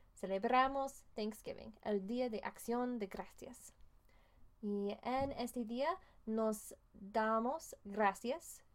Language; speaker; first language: Spanish; non-native, fluent; English